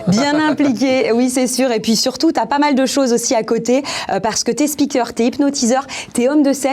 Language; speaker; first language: French; native; French